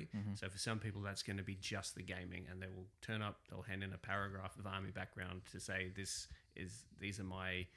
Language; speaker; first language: English; native; English